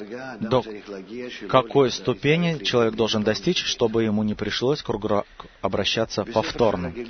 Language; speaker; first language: Russian; native; Russian